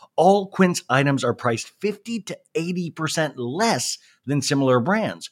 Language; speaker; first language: English; native; English